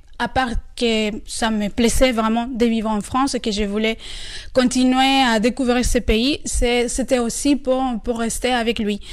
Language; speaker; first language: French; non-native, fluent; Spanish